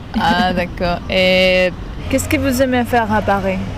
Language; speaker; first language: French; non-native, learner; Spanish